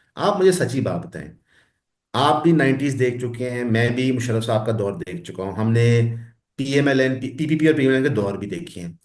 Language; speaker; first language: Urdu; non-native, local second language; Punjabi